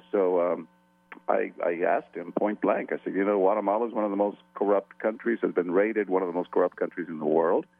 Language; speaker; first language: English; early bilingual, other home language; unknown